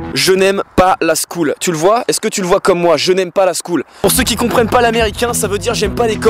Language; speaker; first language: French; native; French